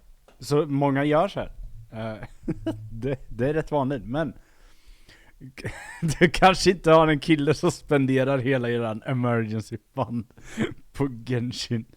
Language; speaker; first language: Swedish; native; Swedish